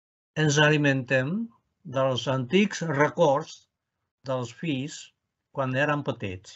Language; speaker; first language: Catalan; non-native, fluent; Japanese